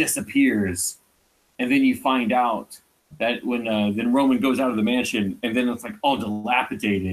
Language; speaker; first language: English; native; English